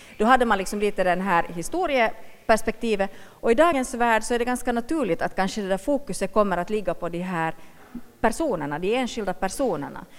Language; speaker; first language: Swedish; native; Swedish